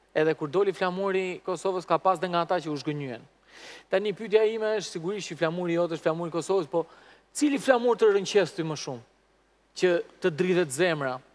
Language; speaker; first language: Albanian; native; Albanian